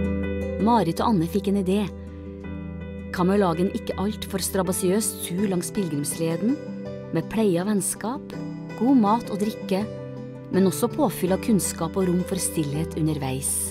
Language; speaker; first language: Norwegian; native; Norwegian